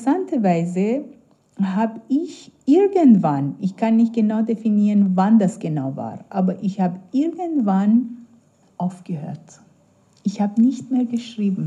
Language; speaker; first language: German; non-native, fluent; Persian